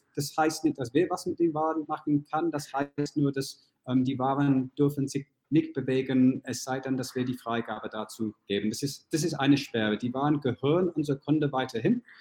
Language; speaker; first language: German; non-native, fluent; English